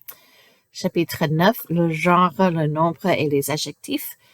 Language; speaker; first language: French; non-native, fluent; English